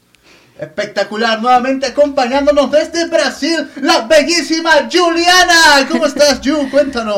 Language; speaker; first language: Spanish; native; Spanish